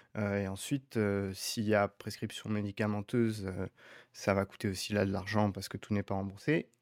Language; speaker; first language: French; native; French